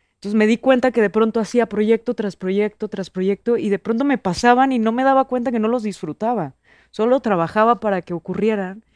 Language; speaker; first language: Spanish; native; Spanish